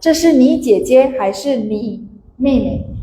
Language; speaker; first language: Chinese; non-native, fluent; Indonesian